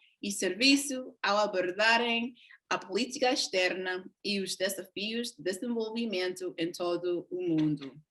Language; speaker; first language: Portuguese; non-native, fluent; English